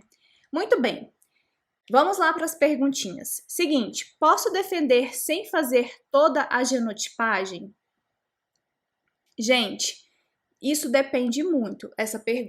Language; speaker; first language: Portuguese; native; Portuguese